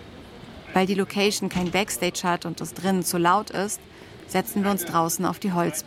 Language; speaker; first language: German; native; German